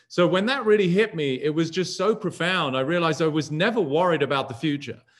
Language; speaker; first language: English; native; English